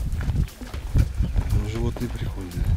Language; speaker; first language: Russian; native; Russian